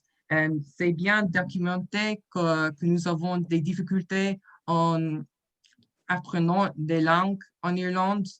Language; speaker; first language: French; non-native, learner; English